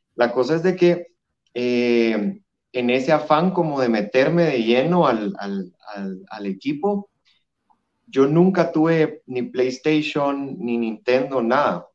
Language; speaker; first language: Spanish; native; Spanish